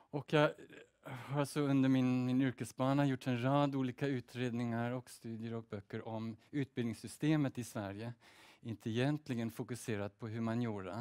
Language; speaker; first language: Swedish; early bilingual, heritage; Swedish